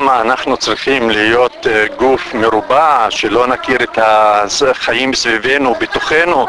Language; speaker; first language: Hebrew; non-native, local second language; Arabic